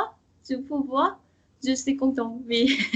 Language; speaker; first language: French; non-native, learner; Korean